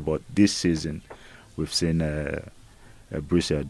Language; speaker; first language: English; non-native, local second language; Igbo